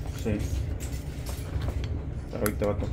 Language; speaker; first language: Spanish; native; Spanish